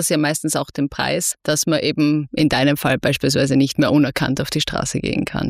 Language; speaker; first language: German; native; German